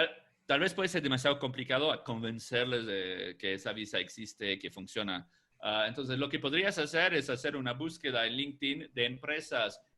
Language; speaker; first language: Spanish; non-native, fluent; English